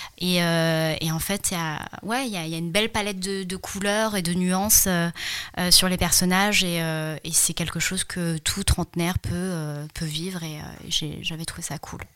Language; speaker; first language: French; early bilingual, other home language; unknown